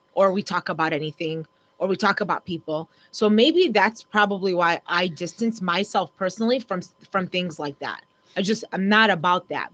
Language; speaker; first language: English; native; English